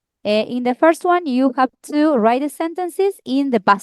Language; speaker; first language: English; non-native, fluent; Spanish